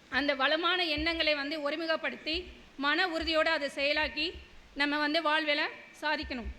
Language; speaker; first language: Tamil; native; Tamil